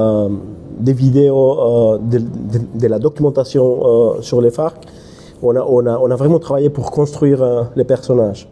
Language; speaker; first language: French; non-native, fluent; Spanish